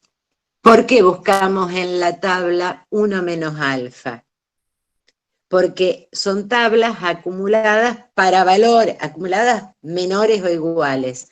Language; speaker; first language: Spanish; native; Spanish